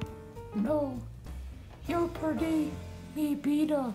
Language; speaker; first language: Spanish; non-native, learner; English